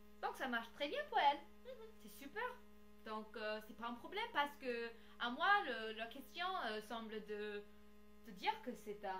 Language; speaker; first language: French; non-native, learner; English